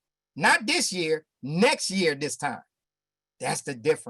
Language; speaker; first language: English; native; English